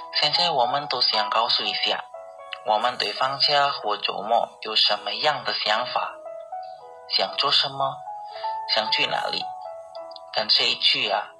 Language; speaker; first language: Chinese; non-native, learner; Indonesian